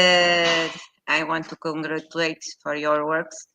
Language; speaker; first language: English; non-native, fluent; Portuguese